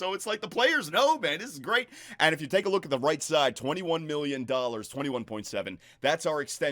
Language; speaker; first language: English; native; English